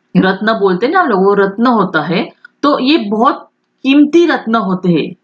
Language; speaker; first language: Hindi; non-native, local second language; Marathi